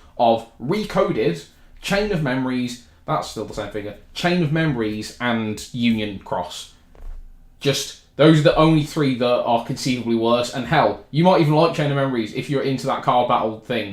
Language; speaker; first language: English; native; English